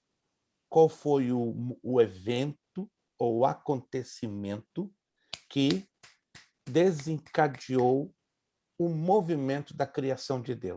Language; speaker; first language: Portuguese; native; Portuguese